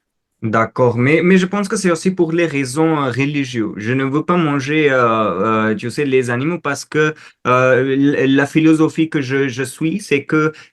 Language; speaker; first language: French; non-native, fluent; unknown